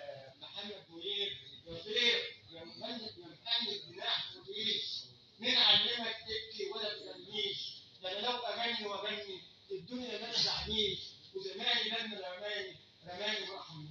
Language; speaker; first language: Arabic; native; Arabic